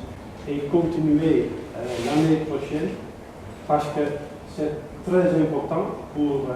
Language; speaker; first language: French; non-native, learner; Dutch